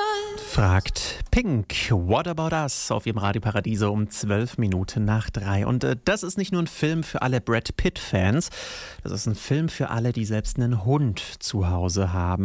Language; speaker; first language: German; native; German